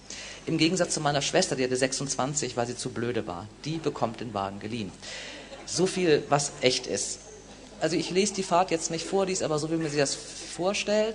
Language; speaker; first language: German; native; German